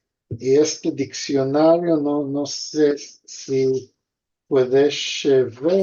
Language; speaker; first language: Spanish; early bilingual, heritage; Ladino